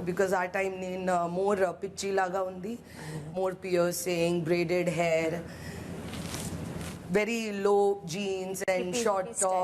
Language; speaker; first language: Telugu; non-native, fluent; Hindi